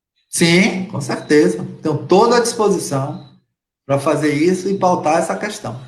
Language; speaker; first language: Portuguese; native; Portuguese